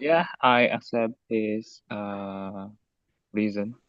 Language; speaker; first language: English; non-native, learner; Indonesian